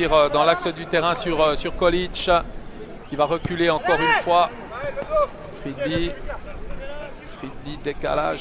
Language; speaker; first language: French; native; French